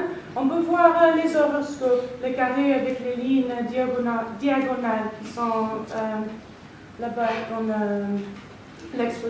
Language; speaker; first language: French; non-native, fluent; English